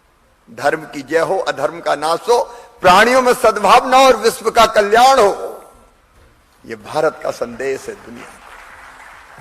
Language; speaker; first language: Hindi; native; Hindi